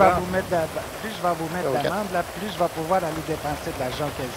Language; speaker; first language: French; native; French